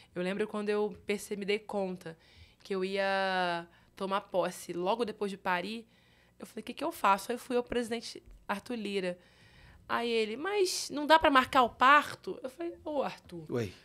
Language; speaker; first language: Portuguese; native; Portuguese